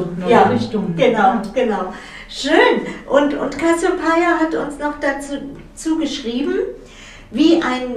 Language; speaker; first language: German; native; German